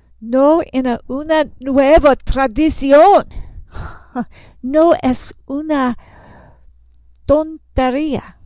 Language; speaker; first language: Spanish; non-native, learner; English